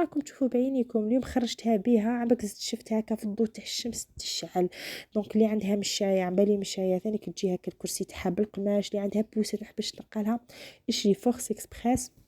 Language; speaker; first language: Arabic; native; Arabic